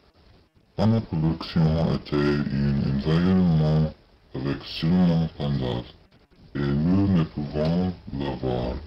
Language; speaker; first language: French; non-native, learner; English